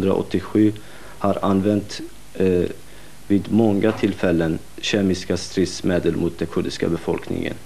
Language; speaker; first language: Swedish; non-native, fluent; Kurdish